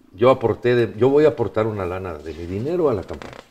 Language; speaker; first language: Spanish; native; Spanish